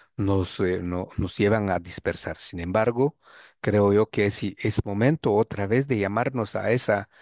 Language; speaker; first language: Spanish; non-native, local second language; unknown